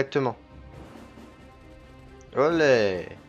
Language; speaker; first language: French; native; French